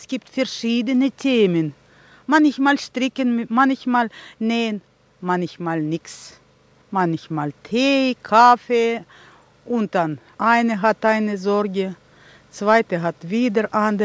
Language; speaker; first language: German; early bilingual, heritage; German